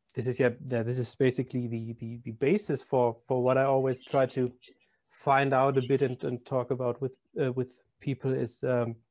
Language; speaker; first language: English; non-native, fluent; German